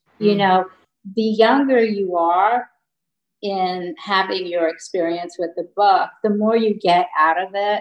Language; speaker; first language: English; native; English